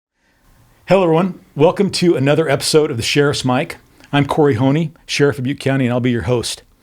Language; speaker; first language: English; native; English